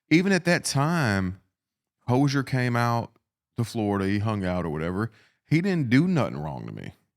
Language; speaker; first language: English; native; English